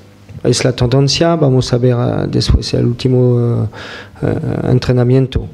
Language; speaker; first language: Spanish; non-native, fluent; French